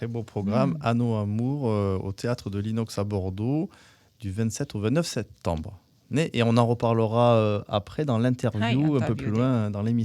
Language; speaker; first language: French; native; French